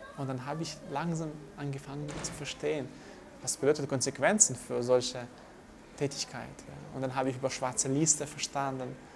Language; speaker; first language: German; non-native, fluent; Russian